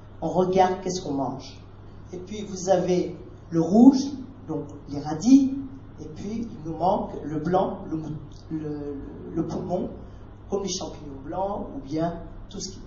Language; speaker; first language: French; non-native, fluent; Vietnamese